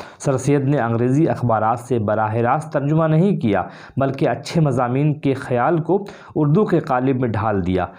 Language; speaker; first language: Urdu; native; Urdu